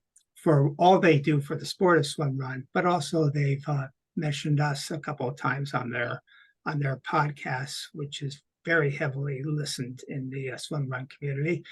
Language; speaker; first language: English; native; English